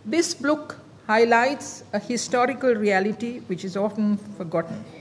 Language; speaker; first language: English; non-native, local second language; Sinhala